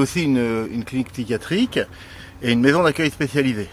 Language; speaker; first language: French; native; French